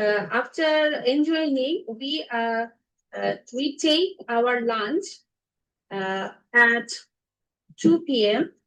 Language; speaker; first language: English; non-native, learner; Bangla